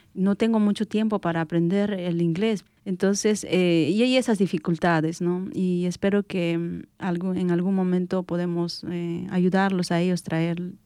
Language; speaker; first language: Spanish; non-native, local second language; Quechua